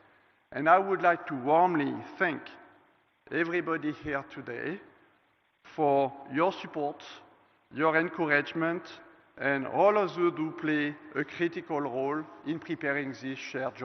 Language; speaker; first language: English; non-native, fluent; French